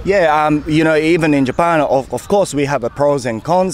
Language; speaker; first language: English; non-native, fluent; Japanese